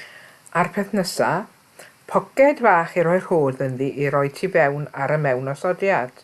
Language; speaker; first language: Welsh; native; Welsh